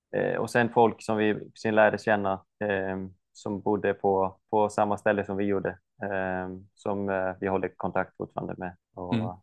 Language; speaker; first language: Swedish; non-native, fluent; Icelandic